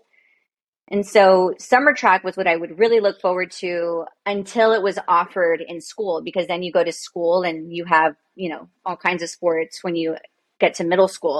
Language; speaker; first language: English; native; English